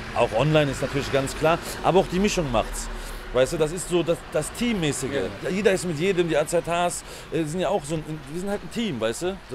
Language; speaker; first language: German; native; German